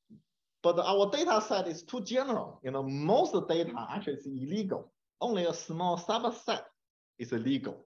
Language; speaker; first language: English; non-native, fluent; Chinese